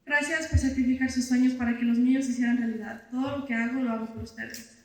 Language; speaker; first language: Spanish; early bilingual, heritage; Spanish